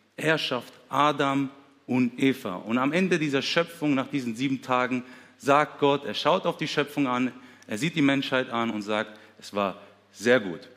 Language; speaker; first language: German; early bilingual, other home language; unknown